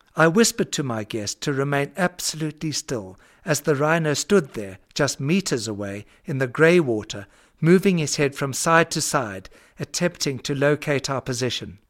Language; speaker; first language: English; native; English